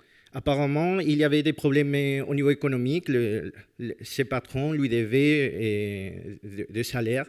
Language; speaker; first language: French; non-native, fluent; Spanish